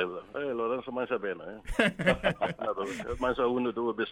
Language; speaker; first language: Italian; non-native, learner; Swedish